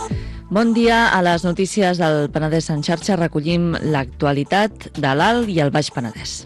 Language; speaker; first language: Catalan; native; Catalan